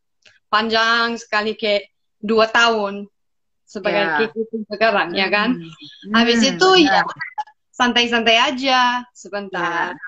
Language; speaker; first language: Indonesian; non-native, fluent; English